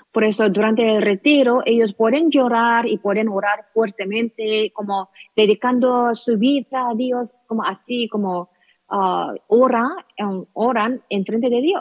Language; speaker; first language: Spanish; non-native, learner; Korean